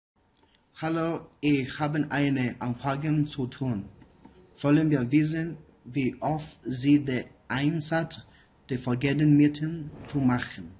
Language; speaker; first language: German; non-native, learner; Spanish